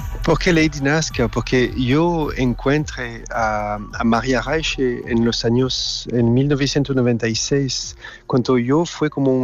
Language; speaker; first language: Spanish; non-native, learner; French